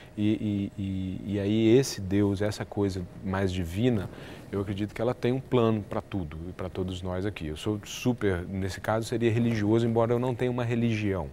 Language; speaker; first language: Portuguese; native; Portuguese